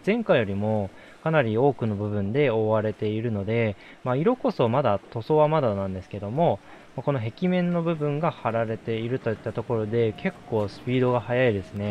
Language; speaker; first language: Japanese; native; Japanese